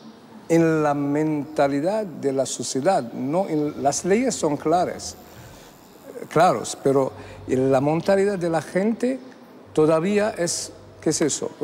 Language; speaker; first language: Spanish; non-native, fluent; Arabic